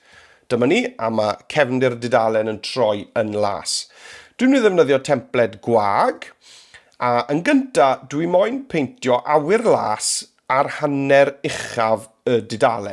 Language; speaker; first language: Welsh; native; Welsh